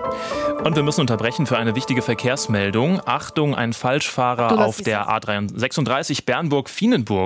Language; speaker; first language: German; native; German